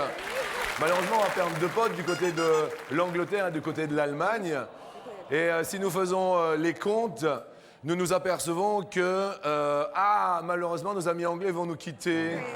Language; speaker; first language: French; native; French